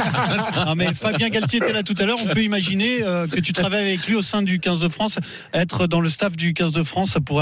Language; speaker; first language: French; native; French